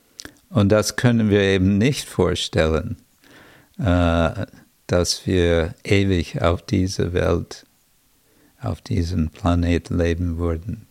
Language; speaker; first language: German; non-native, fluent; English